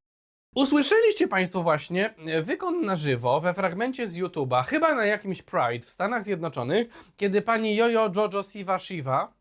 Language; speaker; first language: Polish; native; Polish